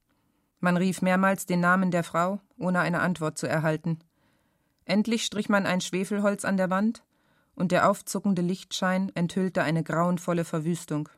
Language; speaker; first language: German; native; German